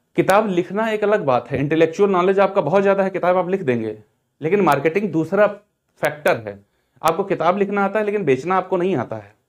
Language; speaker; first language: Hindi; native; Hindi